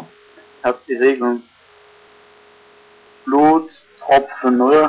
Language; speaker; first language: German; native; German